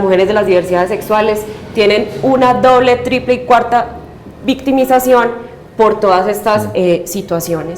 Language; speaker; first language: Spanish; native; Spanish